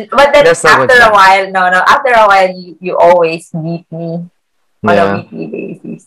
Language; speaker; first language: English; non-native, local second language; Filipino